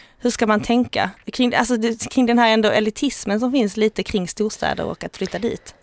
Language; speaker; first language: Swedish; native; Swedish